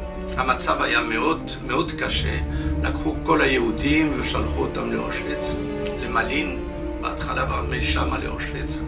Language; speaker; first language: Hebrew; non-native, fluent; French